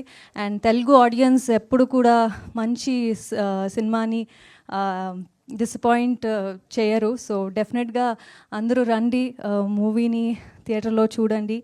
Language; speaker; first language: Telugu; non-native, fluent; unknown